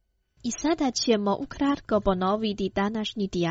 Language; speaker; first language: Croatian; non-native, fluent; Chinese